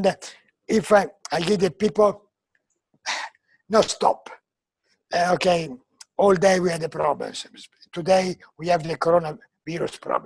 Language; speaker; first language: English; non-native, learner; Italian